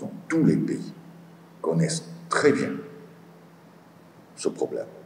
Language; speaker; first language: French; non-native, fluent; Chinese